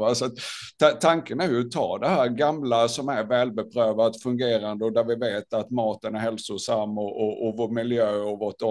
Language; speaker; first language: Swedish; native; Swedish